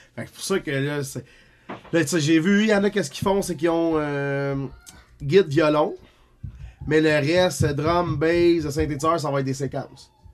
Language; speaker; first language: French; native; French